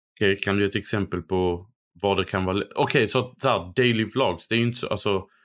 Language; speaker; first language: Swedish; non-native, fluent; Arabic